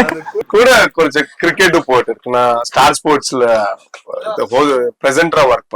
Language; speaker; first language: Tamil; non-native, learner; Tulu